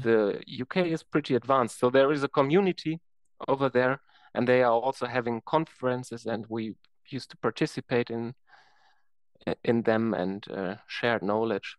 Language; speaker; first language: English; non-native, fluent; German